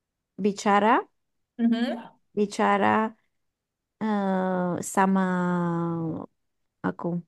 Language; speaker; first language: Indonesian; non-native, learner; English